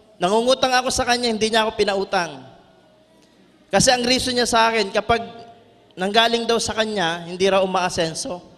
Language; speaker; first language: Filipino; non-native, local second language; Bikol